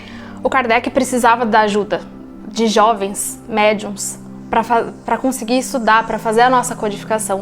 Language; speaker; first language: Portuguese; native; Portuguese